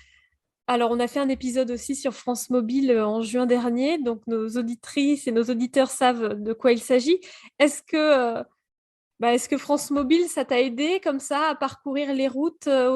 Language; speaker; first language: French; native; French